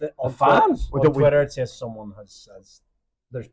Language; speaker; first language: English; native; English